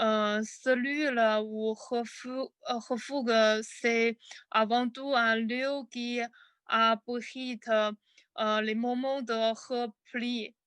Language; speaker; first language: French; non-native, learner; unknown